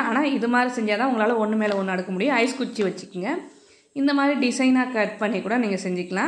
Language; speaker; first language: Tamil; native; Tamil